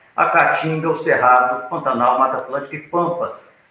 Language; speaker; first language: Portuguese; native; Portuguese